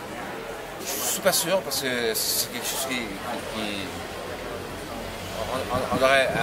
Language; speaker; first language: French; non-native, fluent; Spanish